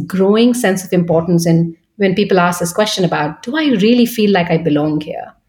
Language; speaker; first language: English; non-native, local second language; Bangla